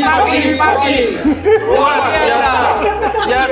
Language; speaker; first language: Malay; non-native, learner; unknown